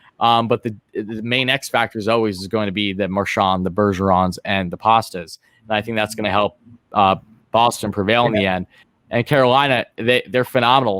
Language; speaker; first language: English; native; English